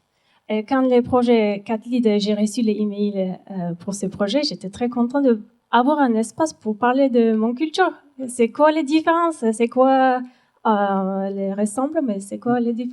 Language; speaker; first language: French; non-native, learner; Turkish